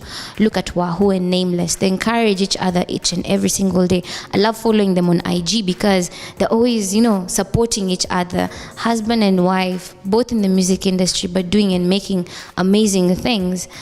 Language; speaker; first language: English; non-native, local second language; Swahili